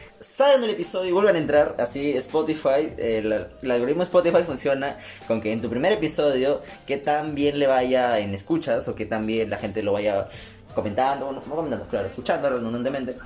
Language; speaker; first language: Spanish; native; Spanish